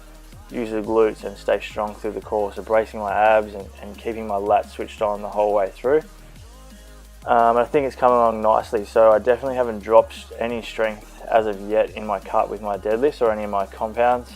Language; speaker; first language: English; native; English